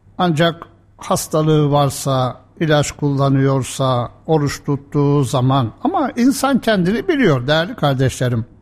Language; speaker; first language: Turkish; native; Turkish